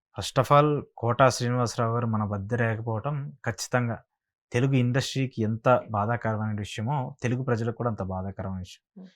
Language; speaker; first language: Telugu; native; Telugu